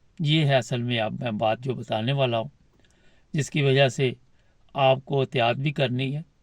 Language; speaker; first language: Urdu; non-native, local second language; Punjabi